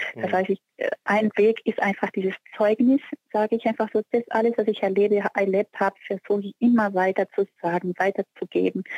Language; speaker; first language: German; non-native, fluent; Portuguese